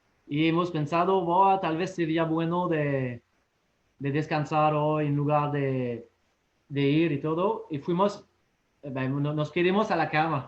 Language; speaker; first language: Spanish; non-native, fluent; French